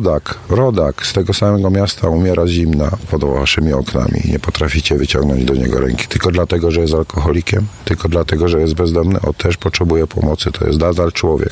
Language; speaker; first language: Polish; native; Polish